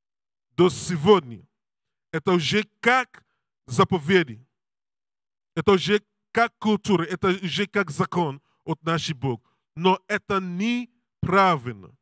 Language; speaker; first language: Russian; non-native, learner; English